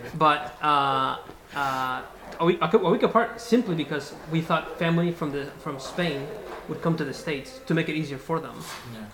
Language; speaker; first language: English; non-native, fluent; Spanish